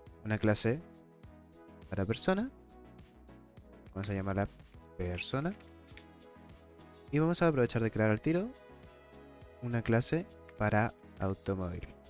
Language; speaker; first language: Spanish; native; Spanish